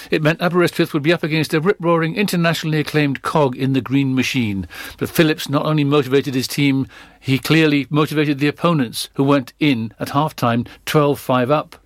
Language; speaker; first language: English; native; English